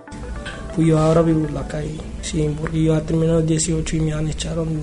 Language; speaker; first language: Spanish; non-native, learner; Arabic